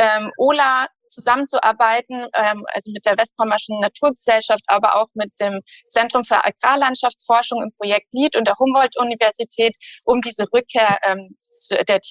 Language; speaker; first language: German; native; German